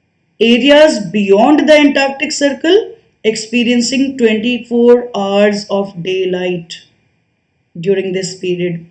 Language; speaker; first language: English; non-native, local second language; Hindi